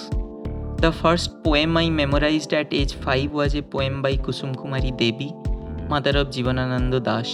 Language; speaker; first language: English; non-native, local second language; Bangla